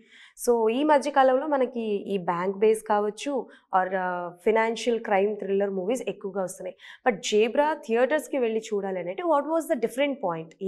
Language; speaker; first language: Telugu; native; Telugu